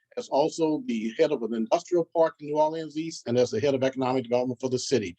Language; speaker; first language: English; native; English